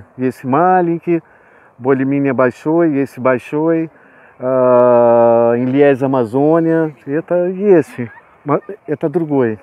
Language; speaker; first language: Russian; non-native, learner; Portuguese